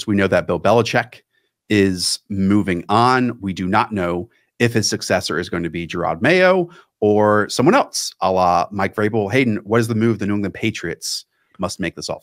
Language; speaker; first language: English; native; English